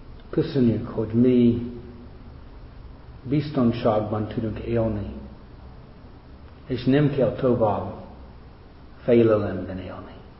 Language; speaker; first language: Hungarian; non-native, fluent; English